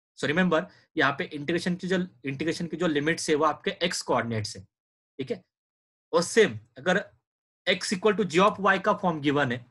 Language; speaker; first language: Hindi; non-native, local second language; Marathi